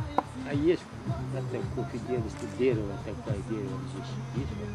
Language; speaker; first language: Russian; non-native, local second language; Uyghur